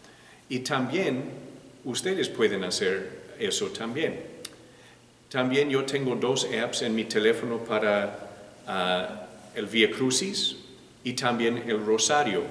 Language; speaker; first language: Spanish; non-native, learner; English